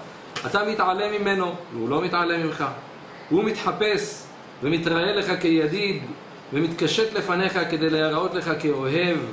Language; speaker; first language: Hebrew; native; Hebrew